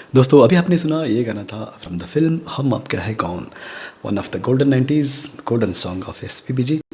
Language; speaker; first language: Hindi; non-native, local second language; Kannada